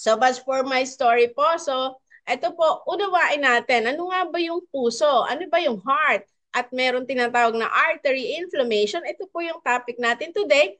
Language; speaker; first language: Filipino; native; Filipino